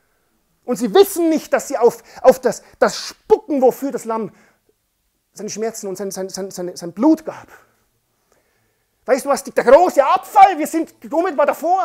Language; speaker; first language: German; native; German